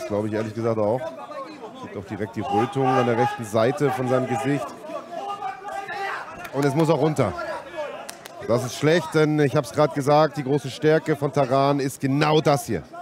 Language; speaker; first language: German; native; German